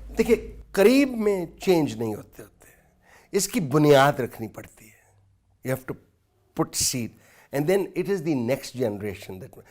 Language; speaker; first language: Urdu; non-native, local second language; Punjabi